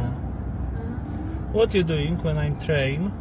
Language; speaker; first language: English; non-native, learner; Polish